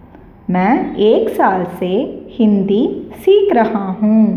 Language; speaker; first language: Hindi; non-native, learner; Tamil